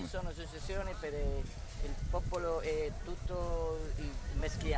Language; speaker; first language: Italian; early bilingual, heritage; Spanish